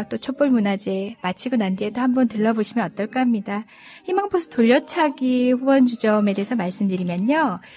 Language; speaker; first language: Korean; native; Korean